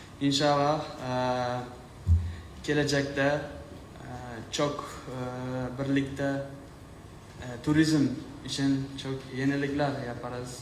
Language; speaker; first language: Turkish; non-native, learner; Uzbek